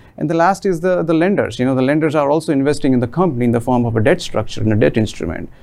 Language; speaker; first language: English; non-native, local second language; Gujarati